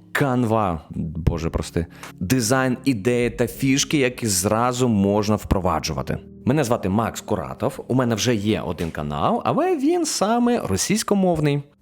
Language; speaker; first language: Ukrainian; non-native, local second language; Russian